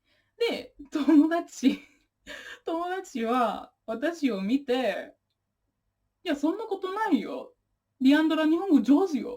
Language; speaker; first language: Japanese; non-native, fluent; English